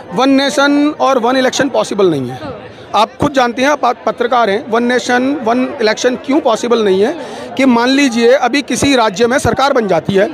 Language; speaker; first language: Hindi; native; Hindi